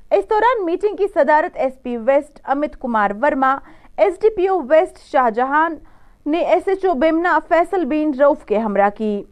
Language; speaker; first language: Urdu; non-native, local second language; Kashmiri